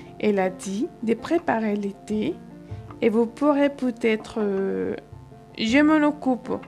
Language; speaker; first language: French; non-native, fluent; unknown